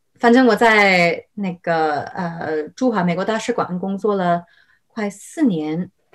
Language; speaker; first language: Chinese; non-native, fluent; English